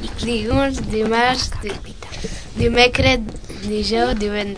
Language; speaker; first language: Catalan; early bilingual, other home language; Arabic